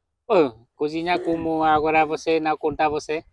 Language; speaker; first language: Portuguese; non-native, learner; Vietnamese